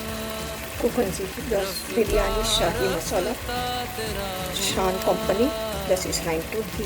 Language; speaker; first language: German; non-native, learner; Hindi